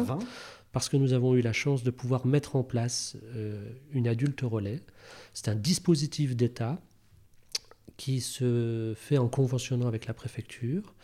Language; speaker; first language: French; native; French